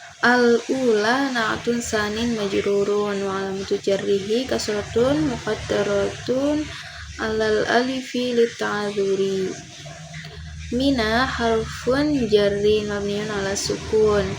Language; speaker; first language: Arabic; non-native, learner; Indonesian